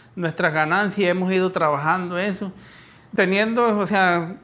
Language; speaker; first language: Spanish; native; Spanish